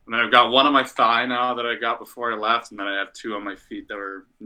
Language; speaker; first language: English; native; English